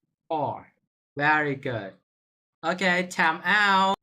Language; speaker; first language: English; non-native, fluent; Vietnamese